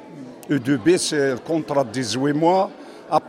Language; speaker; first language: French; non-native, fluent; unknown